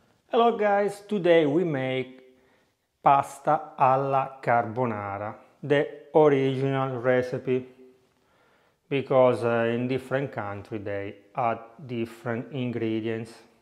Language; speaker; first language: English; non-native, fluent; Italian